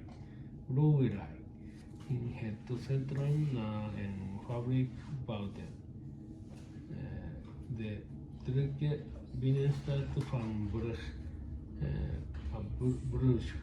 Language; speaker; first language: Dutch; non-native, learner; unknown